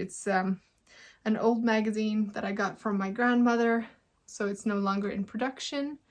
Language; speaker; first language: English; non-native, fluent; Norwegian